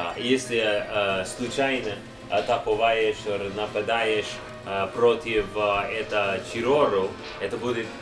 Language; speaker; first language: Russian; non-native, learner; English